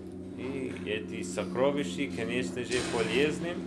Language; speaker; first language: Russian; non-native, learner; English